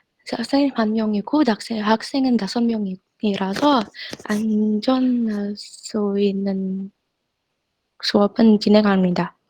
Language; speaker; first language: Korean; non-native, fluent; Indonesian